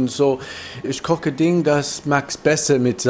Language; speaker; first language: German; non-native, learner; English